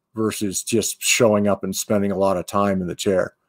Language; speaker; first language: English; native; English